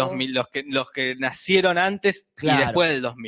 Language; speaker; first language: Spanish; native; Spanish